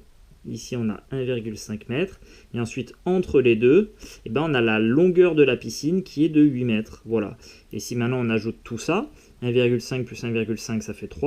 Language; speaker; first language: French; native; French